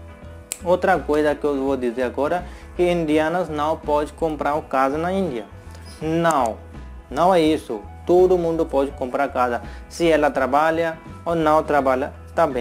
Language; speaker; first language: Portuguese; non-native, learner; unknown